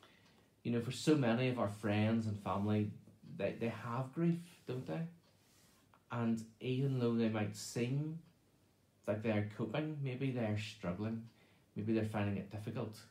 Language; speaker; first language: English; native; English